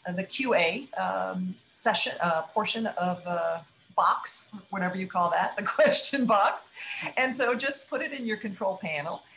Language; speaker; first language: English; native; English